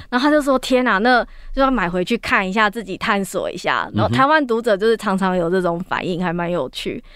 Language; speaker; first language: Chinese; native; Chinese